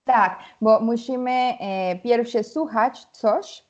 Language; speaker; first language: Polish; non-native, learner; Spanish